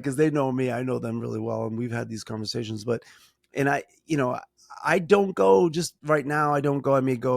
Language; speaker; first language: English; native; English